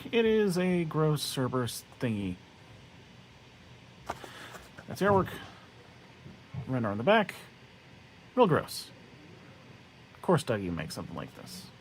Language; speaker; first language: English; native; English